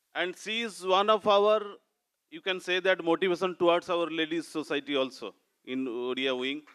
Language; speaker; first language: English; non-native, local second language; Odia